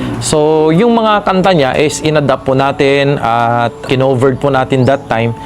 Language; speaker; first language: Filipino; non-native, local second language; Maguindanaon